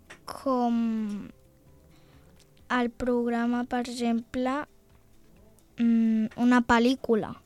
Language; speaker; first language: Catalan; early bilingual, other home language; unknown